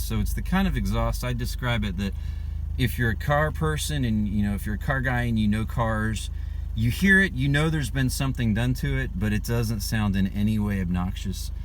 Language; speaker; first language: English; native; English